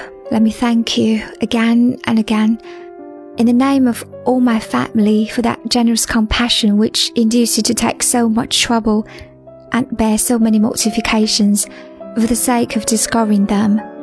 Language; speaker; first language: English; non-native, fluent; Chinese